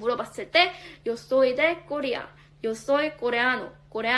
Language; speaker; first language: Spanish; non-native, learner; Korean